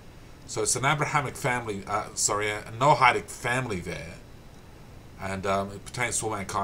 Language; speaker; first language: English; native; English